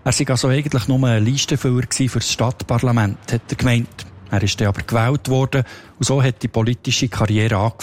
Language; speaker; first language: German; native; German